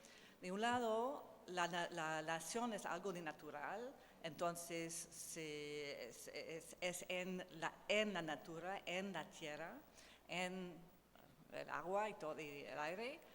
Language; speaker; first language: Spanish; non-native, learner; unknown